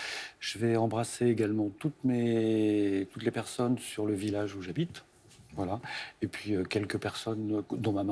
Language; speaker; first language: French; native; French